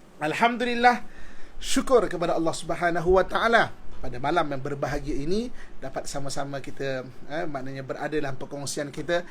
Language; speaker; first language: Malay; native; Malay